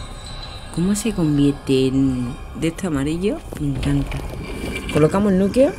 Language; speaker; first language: Spanish; native; Spanish